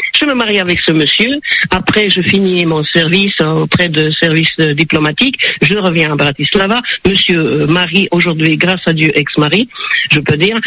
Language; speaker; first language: French; non-native, fluent; Slovak